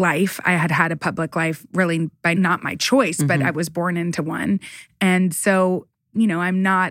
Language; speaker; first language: English; native; English